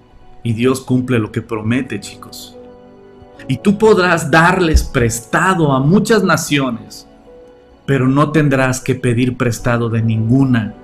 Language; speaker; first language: Spanish; native; Spanish